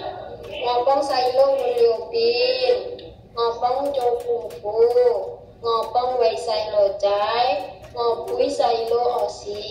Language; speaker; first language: Cantonese; non-native, learner; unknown